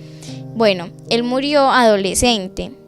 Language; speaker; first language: Spanish; native; Spanish